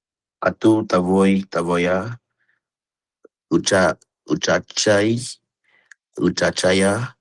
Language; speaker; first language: Russian; non-native, learner; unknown